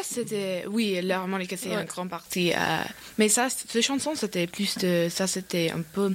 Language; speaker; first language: French; non-native, learner; English